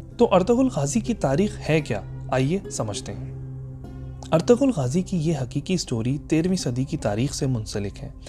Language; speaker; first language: Urdu; native; Urdu